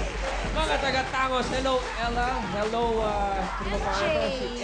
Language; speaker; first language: Filipino; native; Filipino